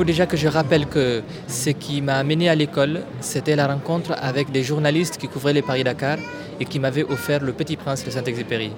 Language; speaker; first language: French; non-native, local second language; Tamasheq